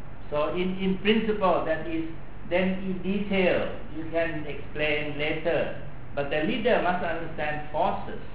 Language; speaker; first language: English; non-native, fluent; Thai